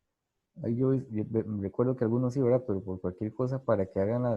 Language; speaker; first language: Spanish; native; Spanish